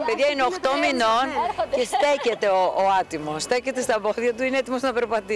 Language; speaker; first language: Greek; native; Greek